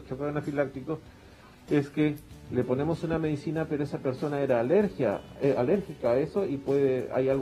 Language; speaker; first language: Spanish; native; Spanish